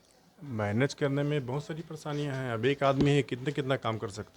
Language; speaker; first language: Hindi; native; Hindi